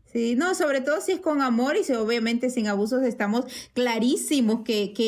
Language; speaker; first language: Spanish; native; Spanish